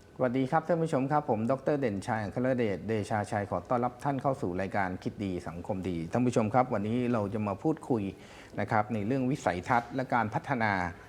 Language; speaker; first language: Thai; native; Thai